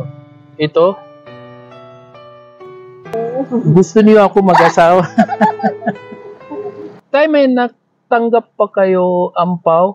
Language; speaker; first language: Filipino; non-native, learner; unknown